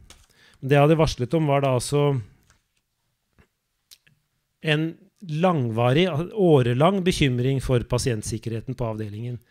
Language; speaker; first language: Norwegian; native; Norwegian